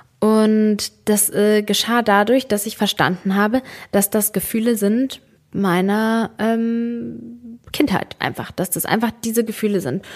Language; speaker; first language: German; early bilingual, other home language; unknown